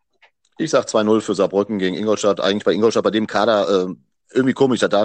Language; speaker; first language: German; native; German